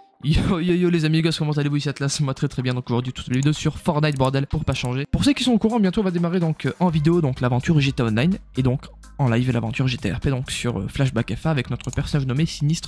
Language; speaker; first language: French; native; French